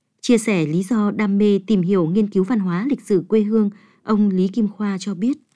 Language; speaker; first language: Vietnamese; native; Vietnamese